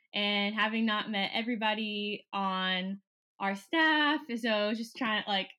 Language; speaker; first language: English; native; English